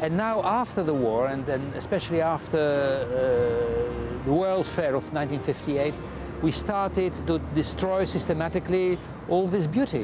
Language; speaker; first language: English; non-native, fluent; Dutch